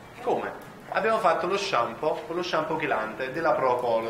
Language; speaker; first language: Italian; native; Italian